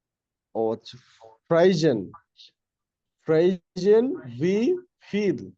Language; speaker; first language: German; non-native, learner; Bangla